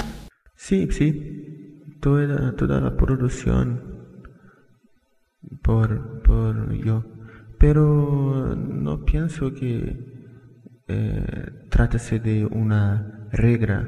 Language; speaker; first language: Spanish; non-native, fluent; Portuguese